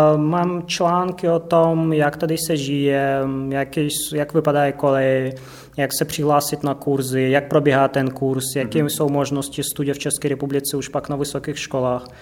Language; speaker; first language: Czech; non-native, fluent; Russian